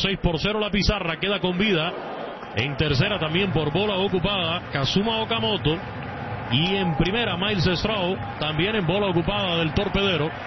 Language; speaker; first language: Spanish; native; Spanish